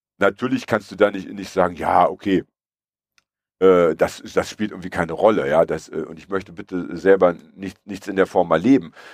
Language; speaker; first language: German; early bilingual, other home language; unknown